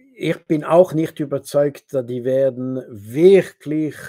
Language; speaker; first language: German; native; German